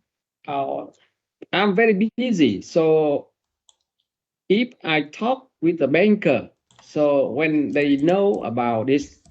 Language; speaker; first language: English; non-native, learner; Vietnamese